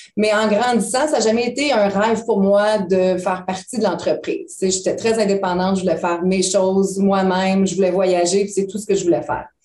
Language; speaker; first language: French; native; French